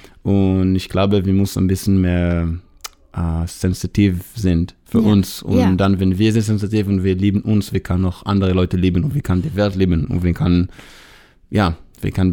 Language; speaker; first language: German; non-native, learner; Hebrew